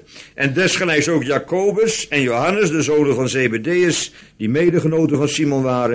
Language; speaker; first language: Dutch; native; Dutch